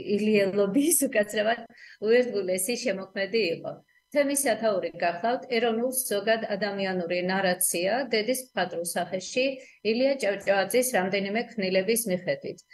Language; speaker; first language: Georgian; native; Georgian